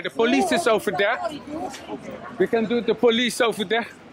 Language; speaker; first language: English; non-native, learner; Dutch